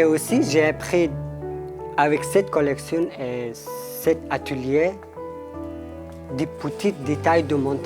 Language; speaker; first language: French; non-native, fluent; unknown